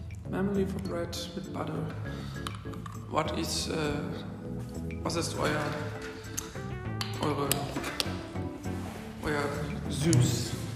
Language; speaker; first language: English; non-native, learner; German